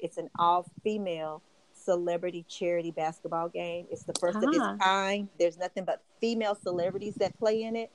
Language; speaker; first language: English; native; English